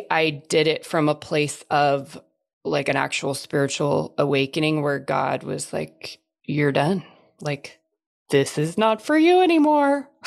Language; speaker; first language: English; native; English